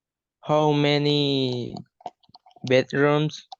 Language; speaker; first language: English; non-native, learner; Spanish